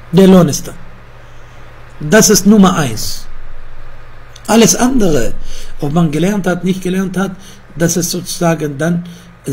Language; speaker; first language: German; non-native, fluent; Arabic